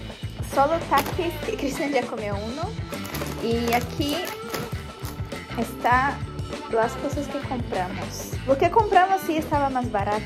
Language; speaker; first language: Spanish; non-native, fluent; Portuguese